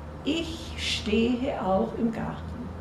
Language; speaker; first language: German; non-native, fluent; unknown